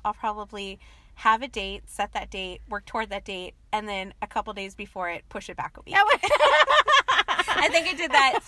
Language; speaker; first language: English; native; English